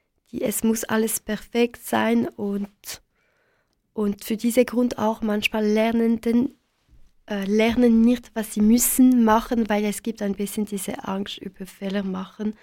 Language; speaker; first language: German; non-native, local second language; French